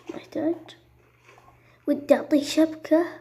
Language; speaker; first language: Arabic; native; Arabic